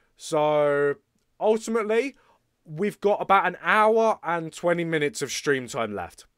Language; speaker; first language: English; native; English